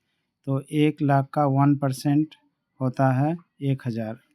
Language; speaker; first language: Hindi; native; Hindi